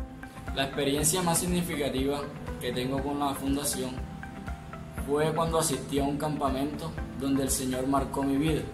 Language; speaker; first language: Spanish; native; Spanish